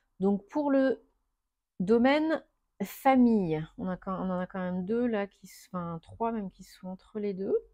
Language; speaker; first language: French; native; French